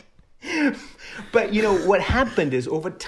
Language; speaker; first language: English; non-native, local second language; Tamil